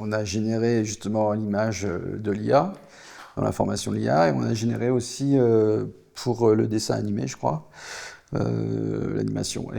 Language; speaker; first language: French; native; French